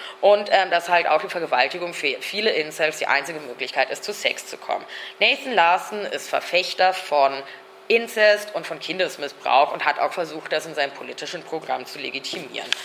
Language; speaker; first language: German; native; German